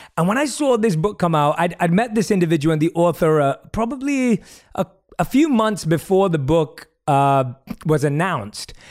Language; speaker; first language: English; native; English